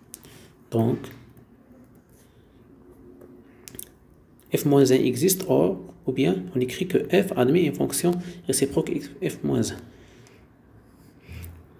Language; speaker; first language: French; non-native, local second language; Arabic